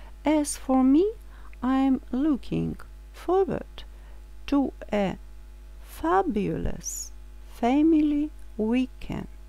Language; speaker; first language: English; non-native, fluent; Russian